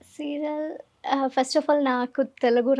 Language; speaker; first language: Telugu; non-native, learner; Malayalam